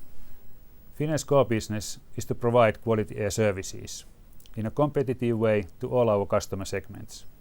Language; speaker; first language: English; non-native, fluent; Finnish